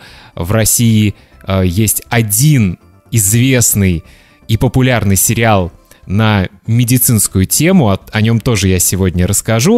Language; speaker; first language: Russian; native; Russian